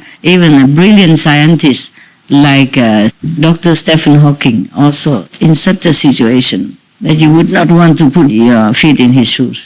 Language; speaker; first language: English; non-native, fluent; Vietnamese